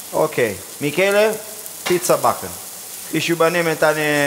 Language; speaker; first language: German; non-native, learner; Italian